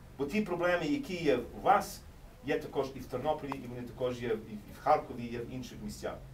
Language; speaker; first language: Ukrainian; early bilingual, heritage; English